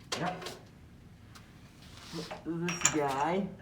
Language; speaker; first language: English; native; English